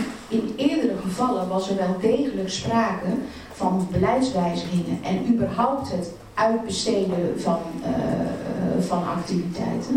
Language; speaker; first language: Dutch; native; Dutch